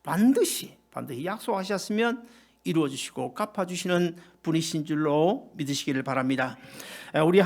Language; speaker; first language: Korean; native; Korean